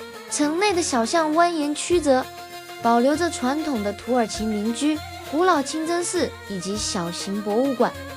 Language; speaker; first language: Chinese; native; Chinese